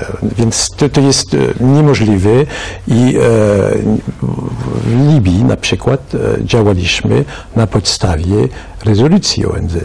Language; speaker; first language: Polish; non-native, fluent; French